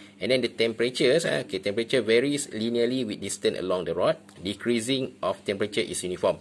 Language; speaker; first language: English; non-native, local second language; Malay